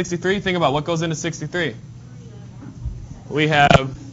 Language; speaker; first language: English; native; English